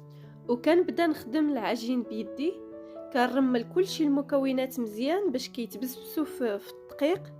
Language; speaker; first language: Arabic; native; Arabic